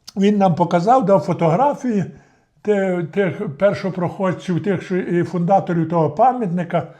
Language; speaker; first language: Ukrainian; native; Ukrainian